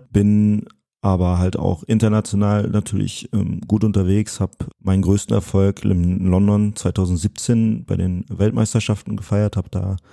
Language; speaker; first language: German; early bilingual, other home language; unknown